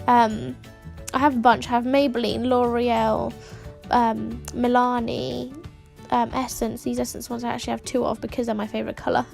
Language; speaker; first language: English; native; English